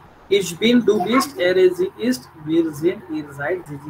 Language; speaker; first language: German; non-native, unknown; Marathi